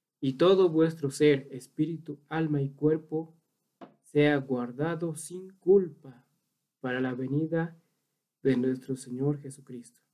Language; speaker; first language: Spanish; native; Spanish